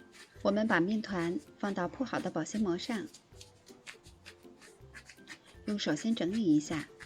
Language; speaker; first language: Chinese; native; Chinese